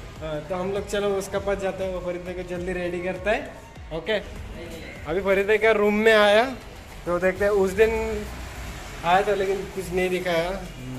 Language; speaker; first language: Hindi; non-native, local second language; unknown